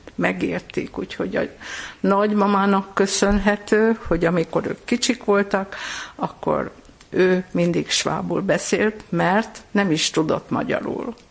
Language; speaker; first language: Hungarian; non-native, local second language; German